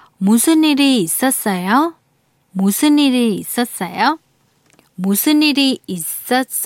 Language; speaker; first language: Korean; non-native, fluent; Vietnamese